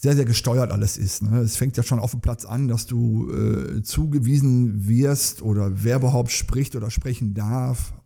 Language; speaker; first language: German; native; German